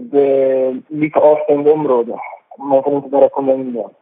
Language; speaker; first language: Swedish; non-native, fluent; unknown